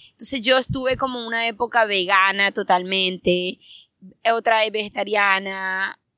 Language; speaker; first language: Spanish; native; Spanish